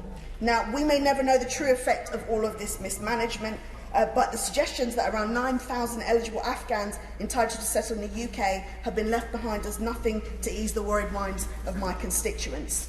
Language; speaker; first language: English; native; English